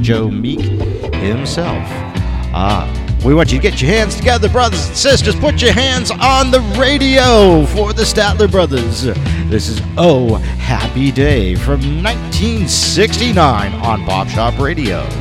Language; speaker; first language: English; native; English